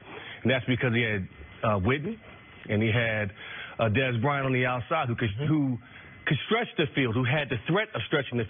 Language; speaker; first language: English; native; English